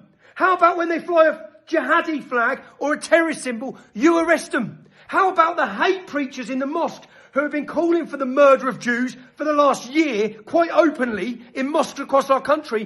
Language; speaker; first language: English; native; English